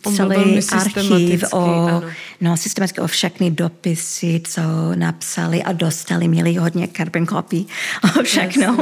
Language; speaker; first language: Czech; early bilingual, heritage; Czech